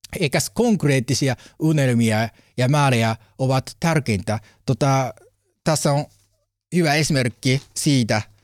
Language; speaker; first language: Finnish; non-native, learner; Japanese